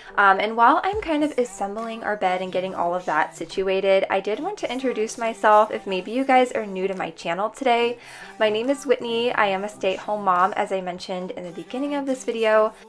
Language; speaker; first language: English; native; English